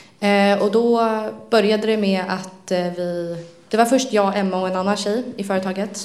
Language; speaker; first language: Swedish; native; Swedish